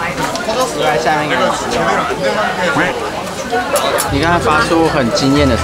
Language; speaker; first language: Chinese; native; Chinese